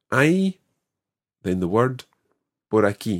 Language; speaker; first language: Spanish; non-native, fluent; English